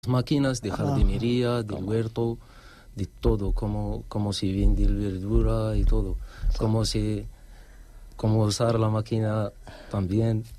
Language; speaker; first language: Spanish; non-native, learner; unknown